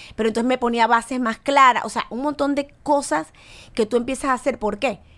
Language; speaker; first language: Spanish; native; Spanish